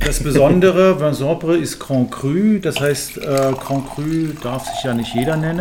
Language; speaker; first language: German; native; German